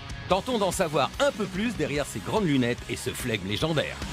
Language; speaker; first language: French; native; French